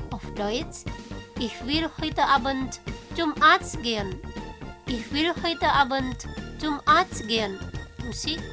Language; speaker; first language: German; non-native, fluent; Indonesian